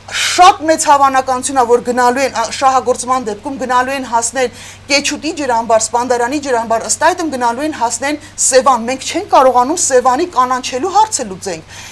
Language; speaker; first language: Armenian; native; Armenian